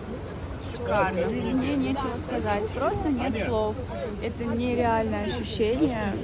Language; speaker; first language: Russian; native; Russian